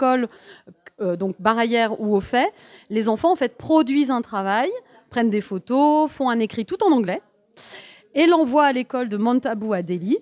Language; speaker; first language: French; native; French